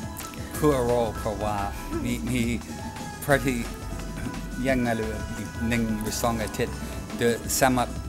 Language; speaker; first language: Thai; non-native, learner; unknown